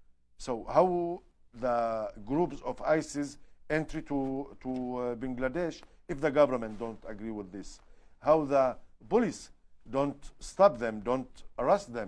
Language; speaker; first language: English; non-native, learner; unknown